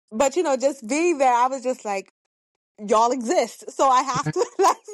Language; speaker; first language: English; early bilingual, other home language; Spanish